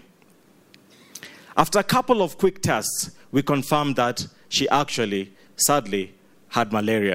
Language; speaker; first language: English; non-native, local second language; Ganda